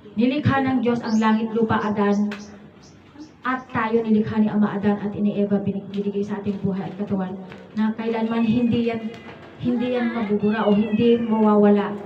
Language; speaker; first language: Filipino; non-native, local second language; Iloko